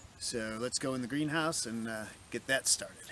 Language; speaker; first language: English; native; English